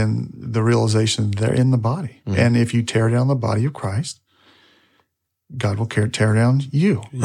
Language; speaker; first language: English; native; English